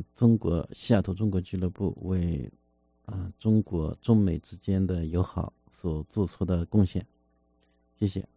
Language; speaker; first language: Chinese; native; Chinese